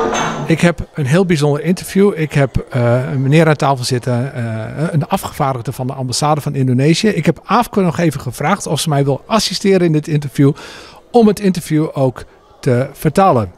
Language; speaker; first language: Dutch; native; Dutch